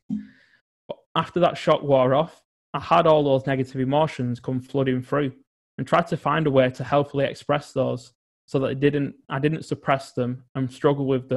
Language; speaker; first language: English; native; English